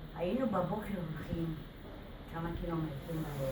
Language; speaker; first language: Hebrew; non-native, fluent; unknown